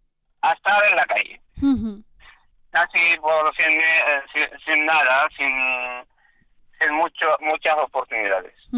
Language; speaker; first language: Spanish; non-native, fluent; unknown